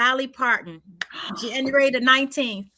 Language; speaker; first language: English; native; English